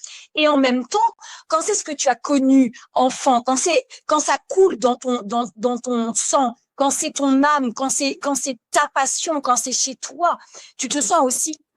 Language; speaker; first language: French; native; French